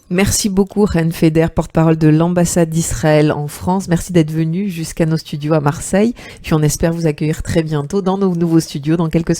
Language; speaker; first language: French; native; French